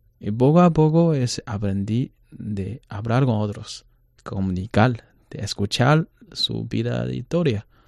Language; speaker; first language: Spanish; non-native, learner; Chinese